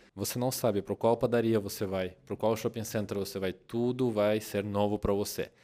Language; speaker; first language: Portuguese; non-native, fluent; Russian